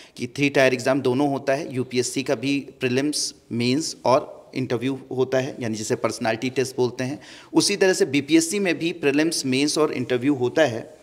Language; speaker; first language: Hindi; native; Hindi